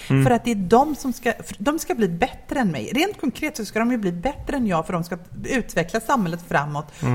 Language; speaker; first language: Swedish; native; Swedish